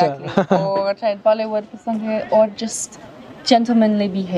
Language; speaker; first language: Hindi; non-native, learner; English